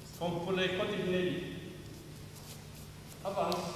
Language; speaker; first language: French; non-native, fluent; Romanian